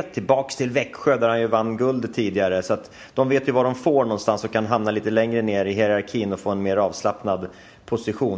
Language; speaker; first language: Swedish; native; Swedish